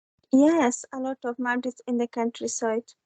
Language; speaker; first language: English; non-native, learner; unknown